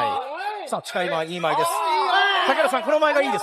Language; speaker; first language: Japanese; native; Japanese